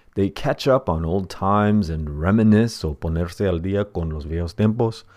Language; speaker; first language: English; native; English